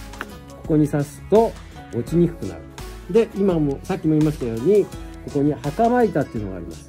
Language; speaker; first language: Japanese; native; Japanese